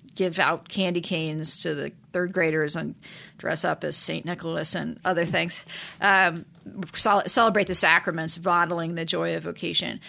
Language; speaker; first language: English; native; English